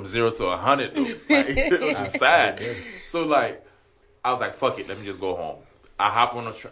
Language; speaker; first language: English; non-native, fluent; Haitian Creole